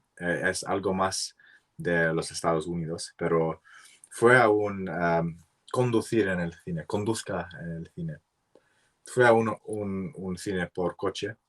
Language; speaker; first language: Spanish; non-native, learner; English